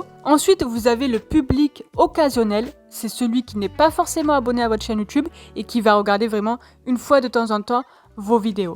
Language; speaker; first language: French; native; French